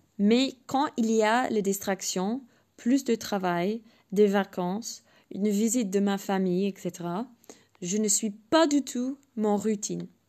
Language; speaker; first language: French; non-native, fluent; English